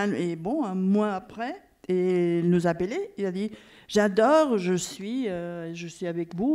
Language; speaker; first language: French; non-native, fluent; Catalan